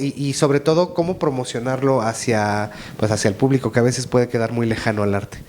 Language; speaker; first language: Spanish; native; Spanish